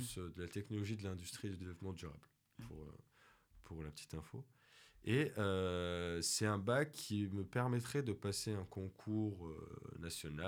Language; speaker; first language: French; native; French